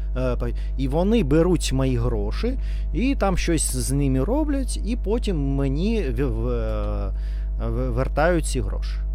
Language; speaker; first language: Ukrainian; non-native, learner; Russian